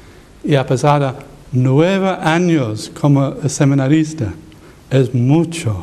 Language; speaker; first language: Spanish; non-native, learner; English